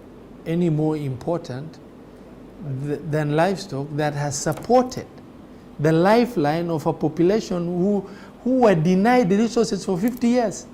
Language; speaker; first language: English; non-native, local second language; Somali